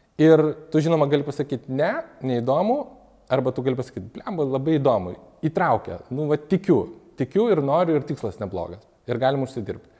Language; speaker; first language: Lithuanian; native; Lithuanian